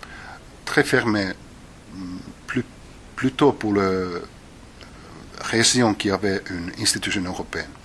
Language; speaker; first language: French; non-native, fluent; Finnish